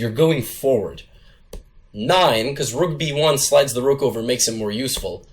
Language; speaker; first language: English; native; English